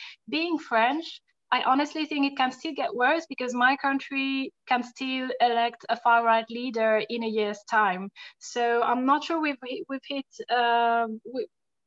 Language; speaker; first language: English; non-native, fluent; French